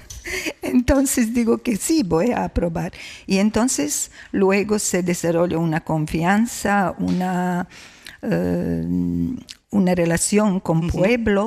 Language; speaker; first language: Spanish; non-native, fluent; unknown